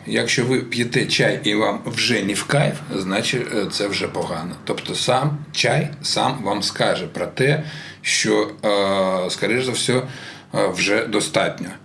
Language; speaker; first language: Ukrainian; non-native, local second language; Russian